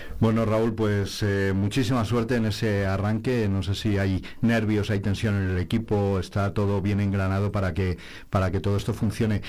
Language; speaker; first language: Spanish; native; Spanish